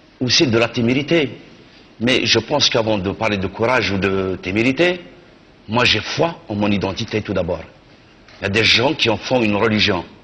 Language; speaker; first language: French; non-native, local second language; Kabyle